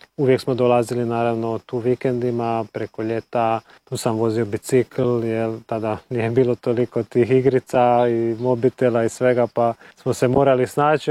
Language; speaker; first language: Serbian; early bilingual, heritage; Croatian